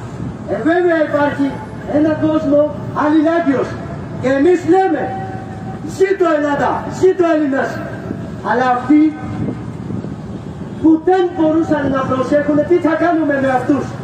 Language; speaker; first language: Greek; non-native, fluent; Urdu